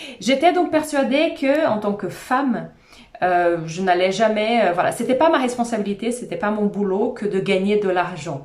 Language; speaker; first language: French; non-native, fluent; Portuguese